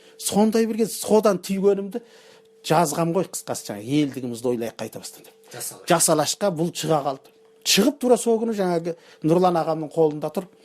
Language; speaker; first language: Kazakh; early bilingual, heritage; Kazakh